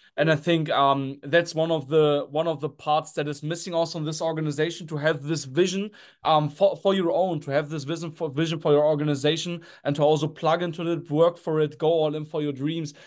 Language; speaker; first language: English; non-native, fluent; German